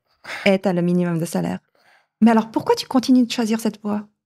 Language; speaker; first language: French; native; French